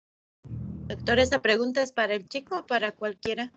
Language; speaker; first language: Spanish; non-native, learner; Portuguese